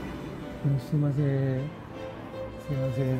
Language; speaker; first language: Japanese; non-native, learner; Korean